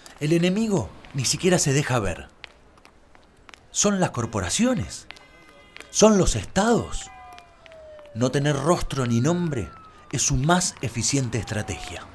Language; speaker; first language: Spanish; native; Spanish